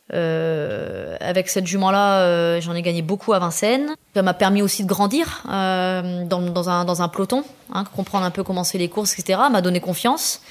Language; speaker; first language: French; native; French